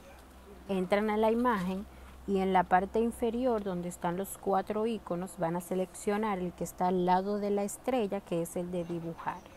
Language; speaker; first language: Spanish; native; Spanish